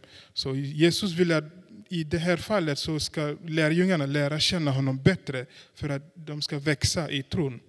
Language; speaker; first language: Swedish; non-native, fluent; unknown